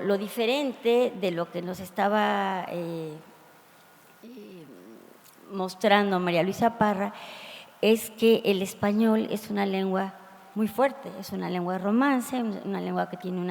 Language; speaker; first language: Spanish; native; Spanish